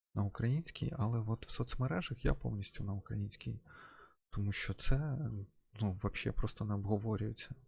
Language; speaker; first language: Ukrainian; non-native, local second language; Russian